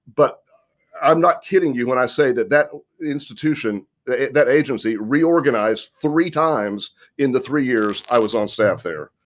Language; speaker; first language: English; native; English